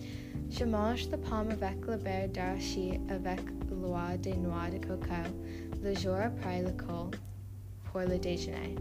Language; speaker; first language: French; non-native, learner; English